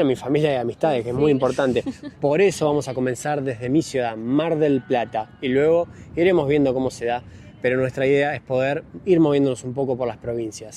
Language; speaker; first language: Spanish; native; Spanish